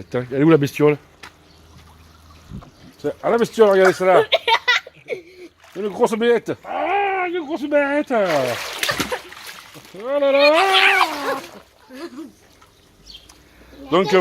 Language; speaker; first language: French; native; French